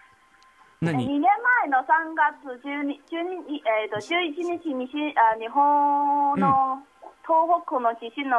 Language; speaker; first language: Japanese; non-native, learner; Chinese